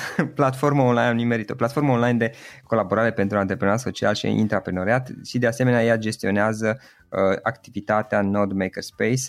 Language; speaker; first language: Romanian; native; Romanian